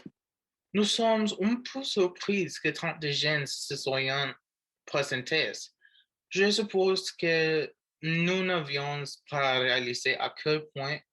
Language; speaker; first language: French; non-native, learner; Spanish